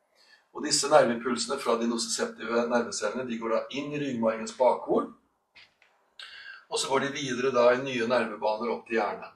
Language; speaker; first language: Norwegian; native; Norwegian